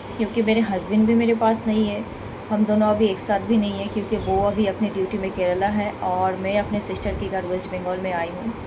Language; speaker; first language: Hindi; non-native, local second language; Bangla